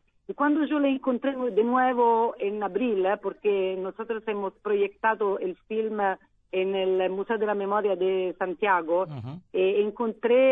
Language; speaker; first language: Spanish; non-native, learner; Italian